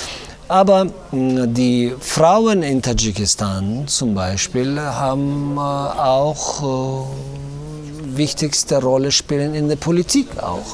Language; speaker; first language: German; non-native, fluent; Tajik